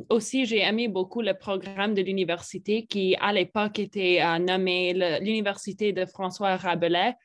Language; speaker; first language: French; non-native, fluent; English